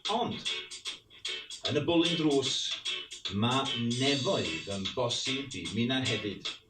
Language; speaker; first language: Welsh; early bilingual, heritage; Welsh